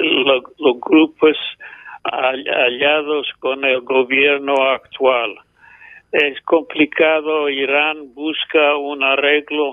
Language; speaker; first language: Spanish; non-native, fluent; English